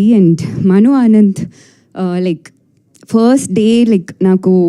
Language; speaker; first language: Telugu; non-native, learner; Tamil